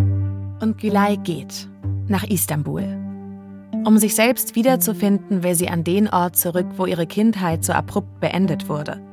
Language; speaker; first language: German; native; German